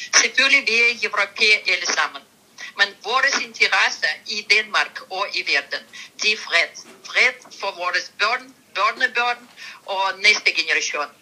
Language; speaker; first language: Danish; non-native, fluent; Russian